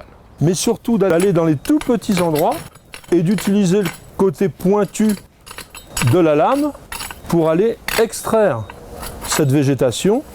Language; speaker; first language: French; native; French